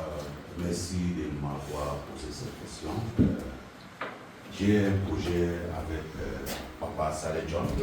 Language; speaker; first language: French; non-native, local second language; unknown